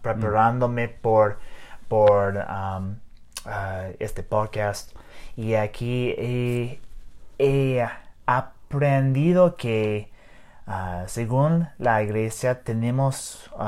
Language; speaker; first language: Spanish; non-native, learner; English